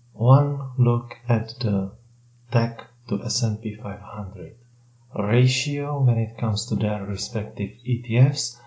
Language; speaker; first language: English; non-native, fluent; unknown